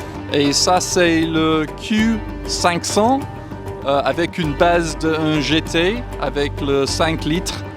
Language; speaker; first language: French; non-native, fluent; English